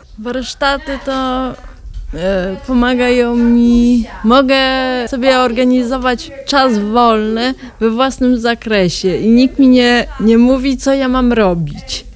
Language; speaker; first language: Polish; native; Polish